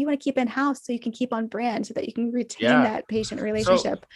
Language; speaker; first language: English; native; English